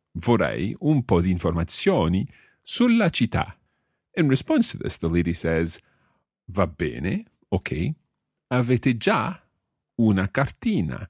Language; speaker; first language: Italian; non-native, fluent; English